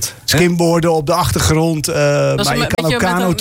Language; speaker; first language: Dutch; native; Dutch